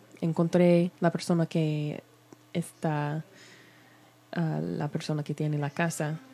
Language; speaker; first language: Spanish; non-native, learner; English